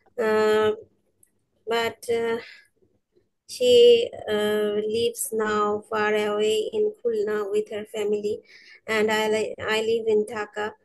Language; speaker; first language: English; non-native, learner; Bangla